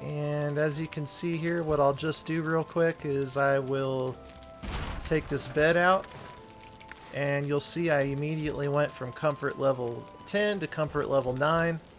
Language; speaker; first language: English; native; English